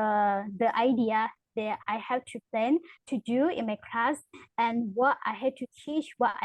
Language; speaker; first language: English; non-native, learner; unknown